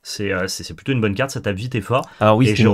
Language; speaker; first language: French; native; French